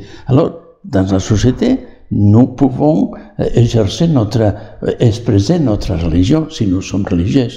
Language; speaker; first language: French; non-native, learner; Catalan